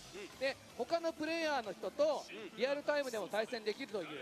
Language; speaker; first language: Japanese; native; Japanese